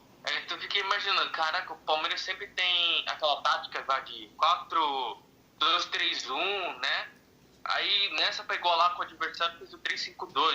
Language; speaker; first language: Portuguese; native; Portuguese